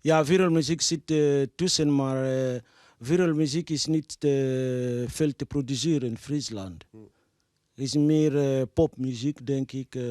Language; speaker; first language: Dutch; non-native, fluent; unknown